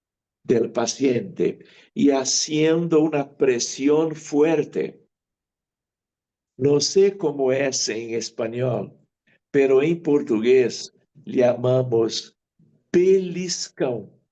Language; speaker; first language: Spanish; non-native, fluent; Portuguese